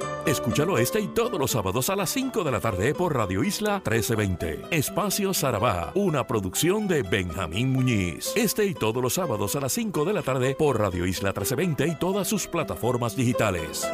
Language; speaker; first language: Spanish; native; Spanish